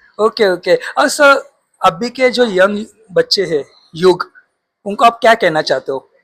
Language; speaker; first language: Hindi; non-native, local second language; Marathi